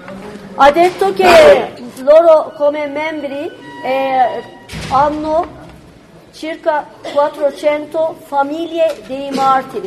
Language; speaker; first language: Italian; non-native, fluent; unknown